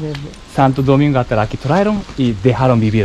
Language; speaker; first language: Spanish; non-native, learner; Japanese